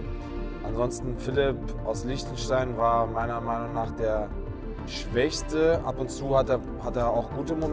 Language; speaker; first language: German; native; German